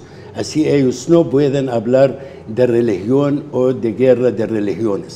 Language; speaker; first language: Spanish; non-native, fluent; Arabic